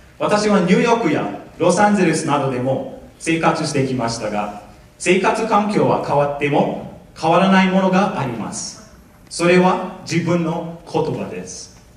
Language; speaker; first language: Japanese; non-native, fluent; English